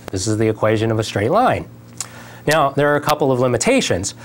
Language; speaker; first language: English; native; English